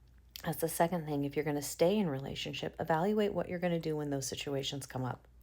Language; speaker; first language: English; native; English